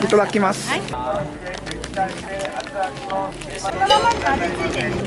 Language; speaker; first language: Japanese; non-native, learner; Korean